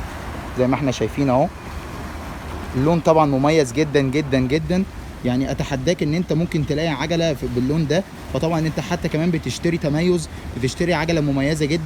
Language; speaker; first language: Arabic; native; Arabic